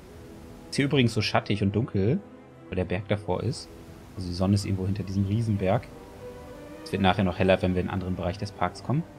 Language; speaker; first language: German; native; German